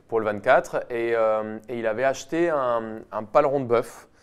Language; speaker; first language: French; non-native, fluent; Spanish